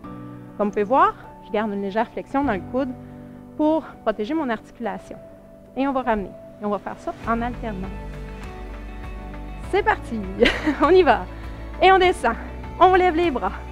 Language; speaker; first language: French; native; French